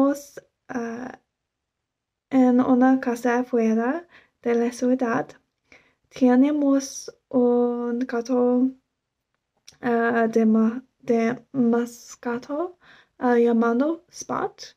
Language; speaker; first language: Spanish; non-native, learner; English